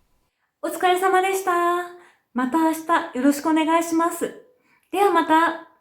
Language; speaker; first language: Japanese; native; Japanese